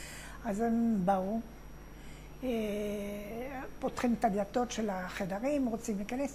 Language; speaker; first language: Hebrew; non-native, fluent; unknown